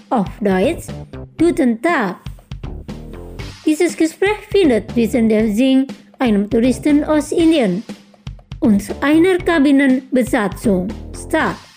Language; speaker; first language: German; non-native, fluent; Indonesian